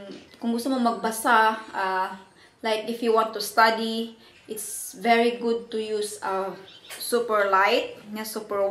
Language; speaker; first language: English; non-native, learner; Filipino